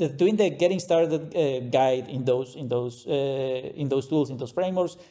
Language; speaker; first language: English; non-native, fluent; Spanish